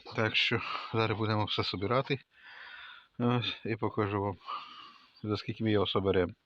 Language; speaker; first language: Ukrainian; native; Ukrainian